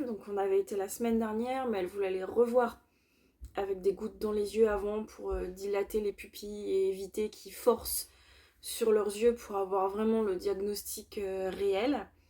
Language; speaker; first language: French; native; French